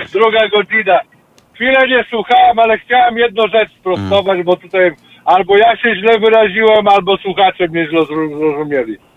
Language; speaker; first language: Polish; native; Polish